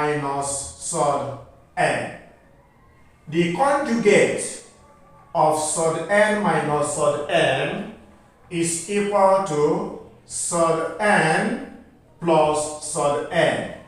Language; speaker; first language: English; non-native, local second language; Igbo